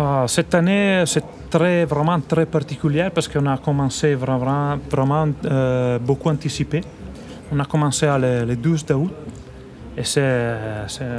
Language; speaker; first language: French; non-native, learner; Italian